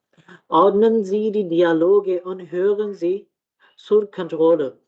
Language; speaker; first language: German; non-native, fluent; Urdu